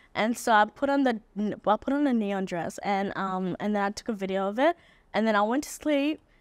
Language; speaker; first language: English; native; English